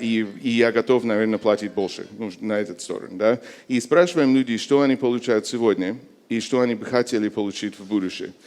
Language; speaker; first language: Russian; non-native, fluent; English